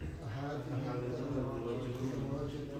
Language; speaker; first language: Arabic; non-native, learner; Urdu